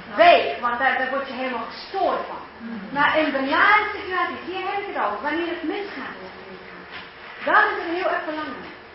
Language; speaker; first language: Dutch; early bilingual, heritage; English